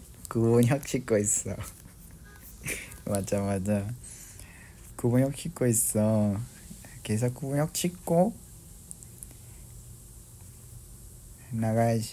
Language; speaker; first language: Korean; non-native, fluent; Vietnamese